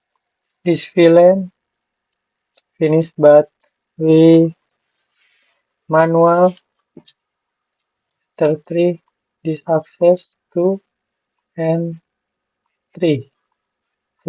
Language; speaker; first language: English; non-native, learner; Indonesian